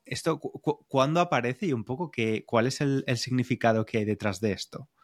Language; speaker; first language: Spanish; native; Spanish